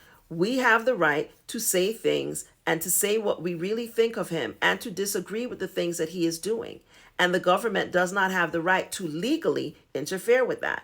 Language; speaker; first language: English; native; English